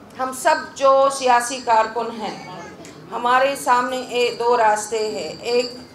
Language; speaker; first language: Urdu; non-native, fluent; Arabic